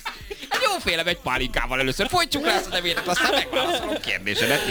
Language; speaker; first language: Hungarian; native; Hungarian